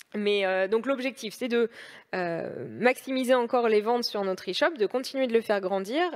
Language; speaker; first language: French; native; French